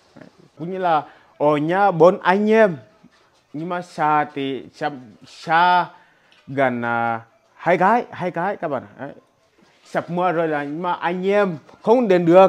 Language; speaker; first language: Vietnamese; non-native, learner; Portuguese